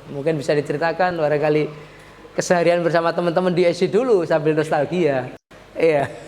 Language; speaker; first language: Indonesian; native; Indonesian